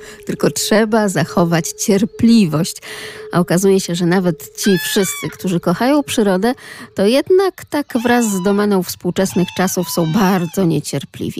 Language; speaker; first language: Polish; native; Polish